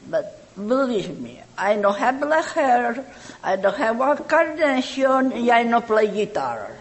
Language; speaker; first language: English; non-native, learner; Catalan